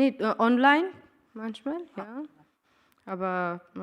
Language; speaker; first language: German; non-native, learner; Persian